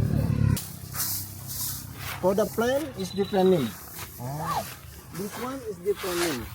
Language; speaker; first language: English; non-native, learner; Indonesian